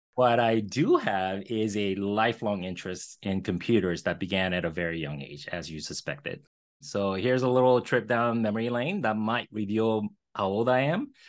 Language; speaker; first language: English; early bilingual, other home language; Korean